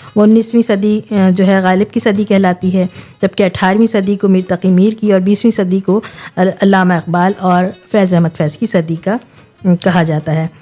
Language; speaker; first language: Urdu; native; Urdu